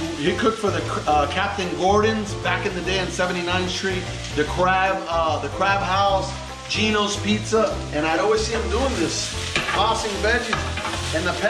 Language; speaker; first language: English; native; English